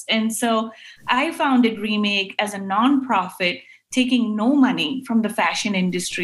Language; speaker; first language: English; non-native, local second language; Urdu